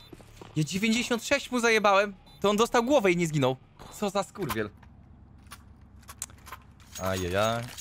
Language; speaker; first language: Polish; native; Polish